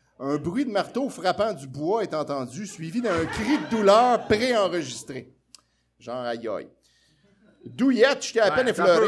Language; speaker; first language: French; native; French